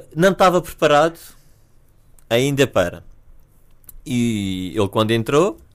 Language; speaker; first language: Portuguese; native; Portuguese